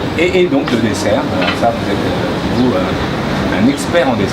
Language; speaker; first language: French; native; French